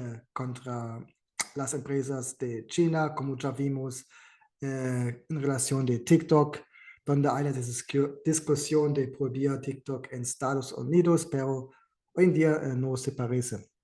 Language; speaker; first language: Spanish; non-native, fluent; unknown